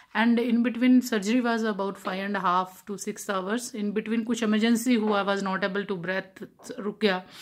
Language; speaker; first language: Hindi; non-native, local second language; Punjabi